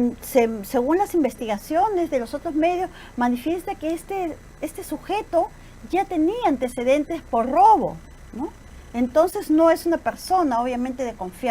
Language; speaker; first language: Spanish; native; Spanish